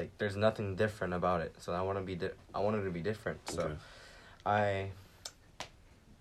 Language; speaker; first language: English; early bilingual, other home language; Japanese